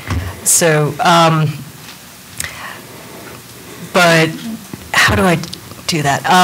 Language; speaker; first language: English; native; English